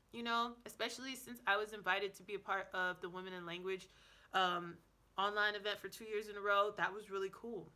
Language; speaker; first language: English; native; English